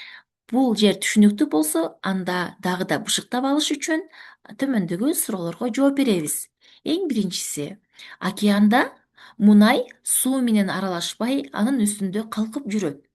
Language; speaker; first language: Kyrgyz; native; Kyrgyz